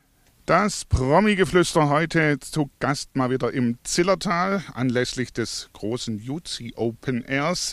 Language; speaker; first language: German; native; German